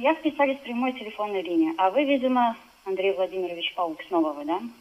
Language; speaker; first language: Russian; native; Russian